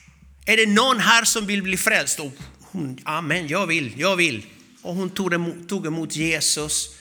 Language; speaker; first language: Swedish; non-native, fluent; Spanish